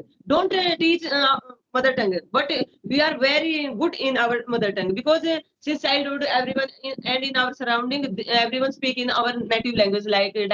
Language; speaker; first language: English; non-native, learner; Hindi